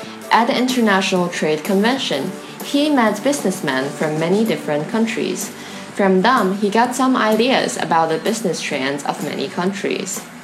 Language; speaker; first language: English; non-native, fluent; Chinese